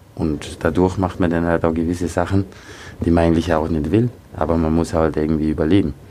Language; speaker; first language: German; early bilingual, other home language; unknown